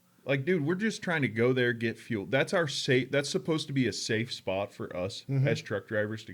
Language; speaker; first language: English; native; English